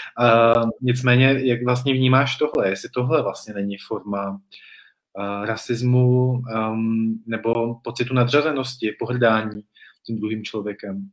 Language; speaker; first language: Czech; native; Czech